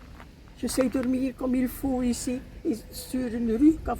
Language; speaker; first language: French; non-native, local second language; Dutch